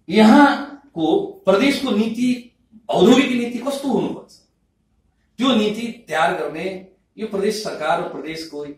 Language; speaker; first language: Nepali; non-native, local second language; Bhojpuri